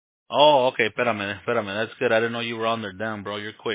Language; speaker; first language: English; early bilingual, other home language; Spanish